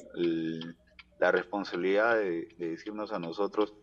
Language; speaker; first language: Spanish; native; Spanish